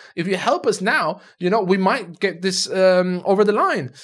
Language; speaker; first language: English; non-native, fluent; Turkish